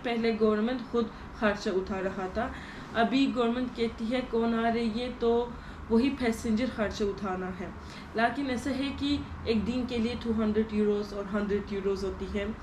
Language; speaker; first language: Hindi; non-native, learner; Turkish